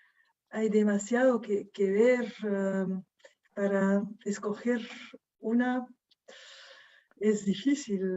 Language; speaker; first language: Spanish; non-native, fluent; Dutch